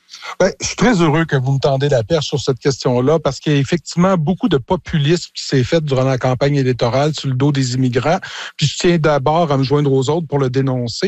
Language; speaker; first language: French; native; French